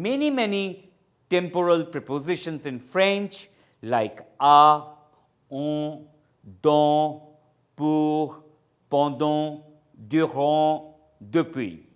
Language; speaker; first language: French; non-native, fluent; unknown